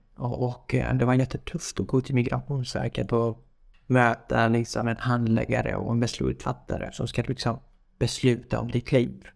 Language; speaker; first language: Swedish; non-native, fluent; Kurdish